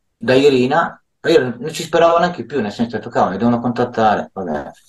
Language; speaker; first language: Italian; native; Italian